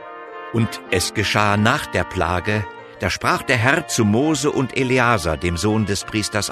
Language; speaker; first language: German; native; German